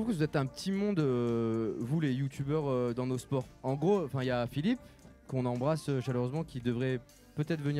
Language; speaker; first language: French; native; French